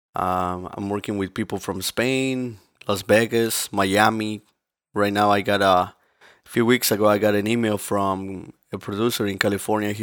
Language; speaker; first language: English; early bilingual, other home language; Spanish